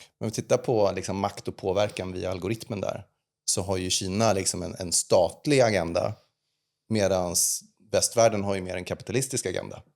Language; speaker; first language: Swedish; native; Swedish